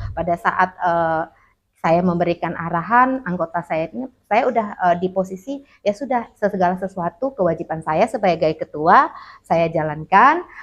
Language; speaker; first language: Indonesian; non-native, local second language; Minangkabau